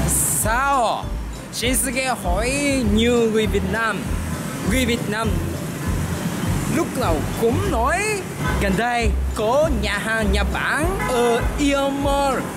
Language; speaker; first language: Vietnamese; non-native, learner; Japanese